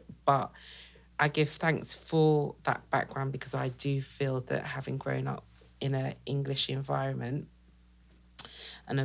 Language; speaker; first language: English; native; English